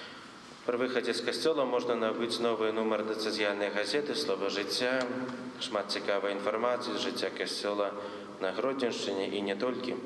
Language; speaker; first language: Belarusian; native; Belarusian